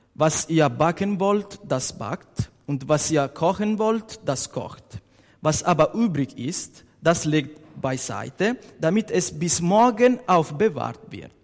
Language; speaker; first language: German; non-native, learner; Italian